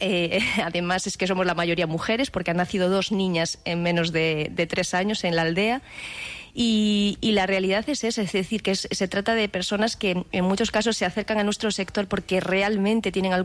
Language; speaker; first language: Spanish; native; Spanish